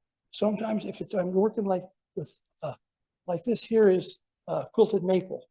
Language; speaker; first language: English; native; English